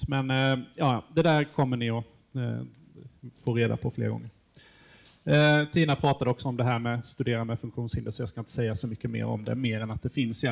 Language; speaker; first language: Swedish; native; Swedish